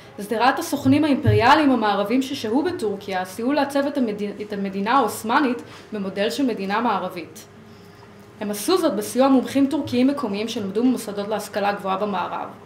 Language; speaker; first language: Hebrew; native; Hebrew